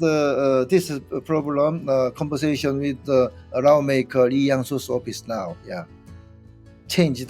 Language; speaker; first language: English; non-native, learner; Korean